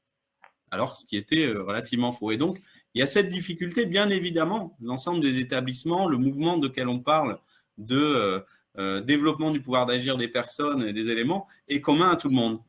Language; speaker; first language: French; native; French